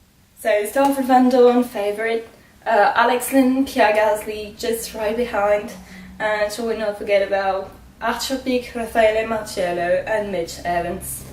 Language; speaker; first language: English; non-native, fluent; French